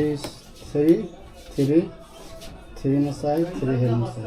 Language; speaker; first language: English; non-native, learner; Hindi